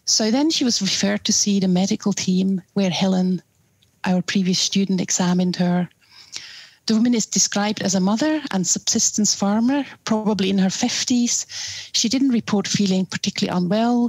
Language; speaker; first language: English; non-native, fluent; German